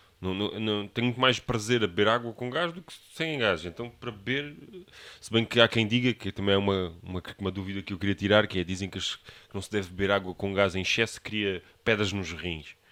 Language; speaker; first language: Portuguese; native; Portuguese